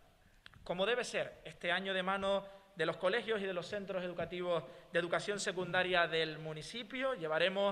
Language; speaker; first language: Spanish; native; Spanish